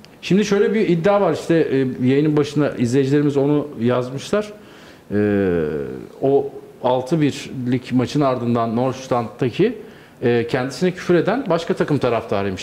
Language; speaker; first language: Turkish; native; Turkish